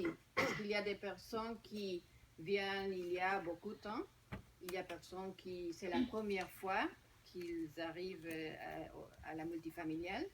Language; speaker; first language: French; non-native, fluent; Spanish